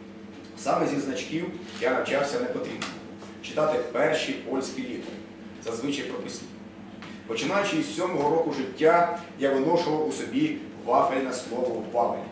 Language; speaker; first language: Ukrainian; native; Ukrainian